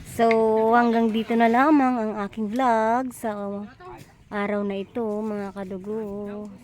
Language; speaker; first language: Filipino; non-native, local second language; Iloko